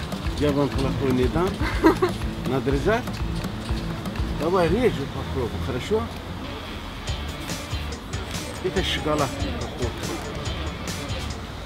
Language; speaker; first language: Russian; non-native, local second language; Azerbaijani